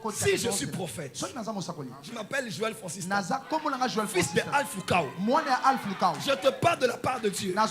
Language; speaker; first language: French; non-native, local second language; Lingala